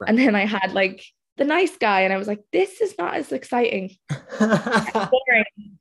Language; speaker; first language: English; native; English